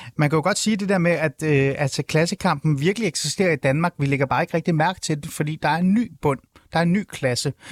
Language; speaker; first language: Danish; early bilingual, other home language; Persian